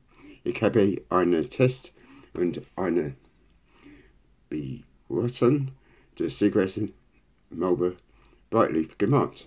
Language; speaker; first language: German; non-native, learner; English